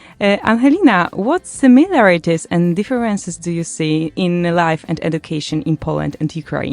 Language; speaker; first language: English; non-native, learner; Polish